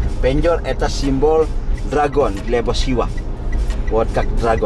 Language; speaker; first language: Russian; non-native, learner; Indonesian